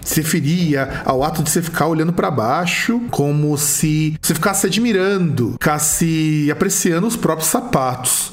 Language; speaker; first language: Portuguese; native; Portuguese